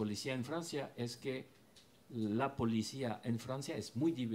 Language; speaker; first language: Spanish; non-native, fluent; French